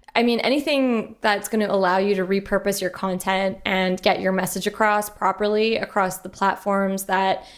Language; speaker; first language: English; native; English